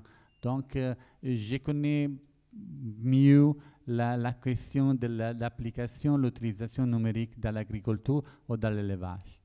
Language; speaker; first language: French; non-native, learner; Italian